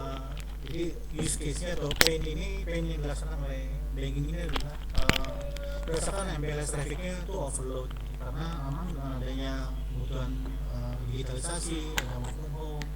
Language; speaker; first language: Indonesian; native; Indonesian